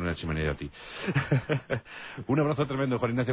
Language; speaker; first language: Spanish; native; Spanish